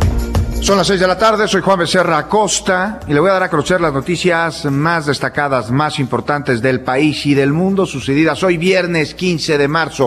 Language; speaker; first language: Spanish; native; Spanish